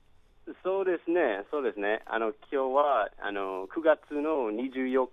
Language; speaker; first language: Japanese; non-native, fluent; English